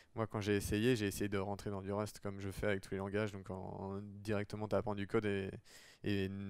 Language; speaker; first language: French; native; French